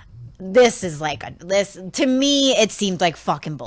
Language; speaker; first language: English; native; English